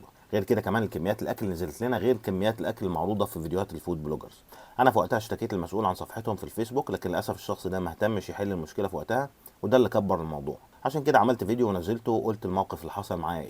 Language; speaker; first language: Arabic; native; Arabic